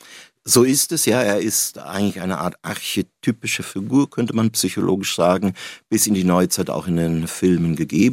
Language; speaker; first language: German; native; German